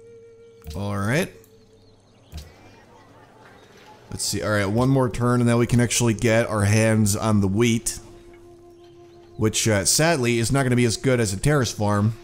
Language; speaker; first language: English; native; English